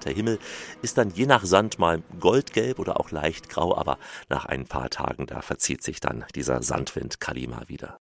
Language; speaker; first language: German; native; German